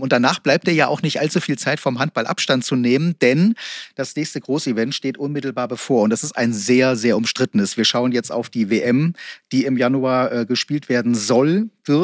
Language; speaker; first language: German; native; German